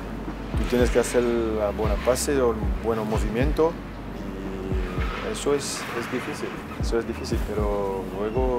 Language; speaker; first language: Spanish; non-native, fluent; French